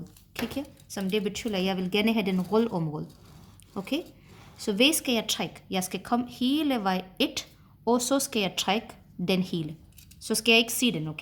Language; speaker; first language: Danish; non-native, fluent; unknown